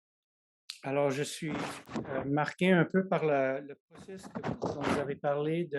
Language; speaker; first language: French; non-native, fluent; English